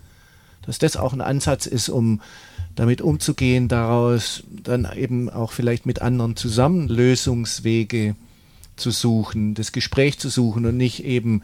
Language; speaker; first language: German; native; German